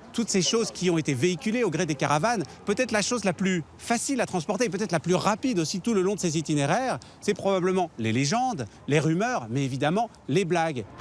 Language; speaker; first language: French; native; French